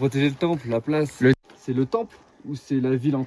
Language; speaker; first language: French; native; French